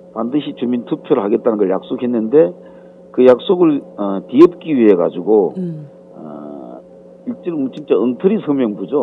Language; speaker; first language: Korean; native; Korean